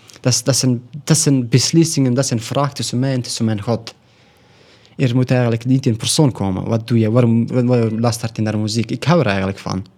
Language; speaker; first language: Dutch; non-native, learner; Pashto